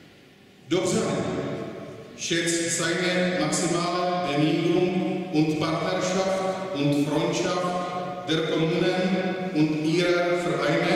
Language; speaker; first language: German; non-native, fluent; Czech